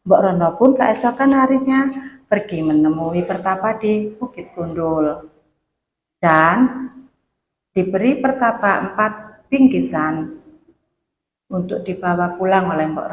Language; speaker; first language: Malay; non-native, local second language; Javanese